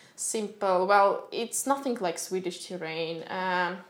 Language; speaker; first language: English; non-native, fluent; Russian